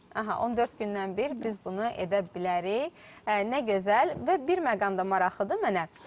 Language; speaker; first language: Azerbaijani; native; Azerbaijani